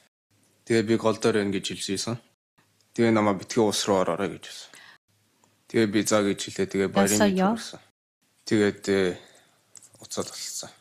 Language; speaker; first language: Mongolian; early bilingual, heritage; Mongolian